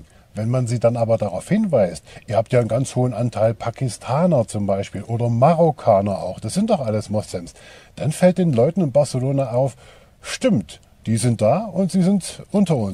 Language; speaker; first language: German; native; German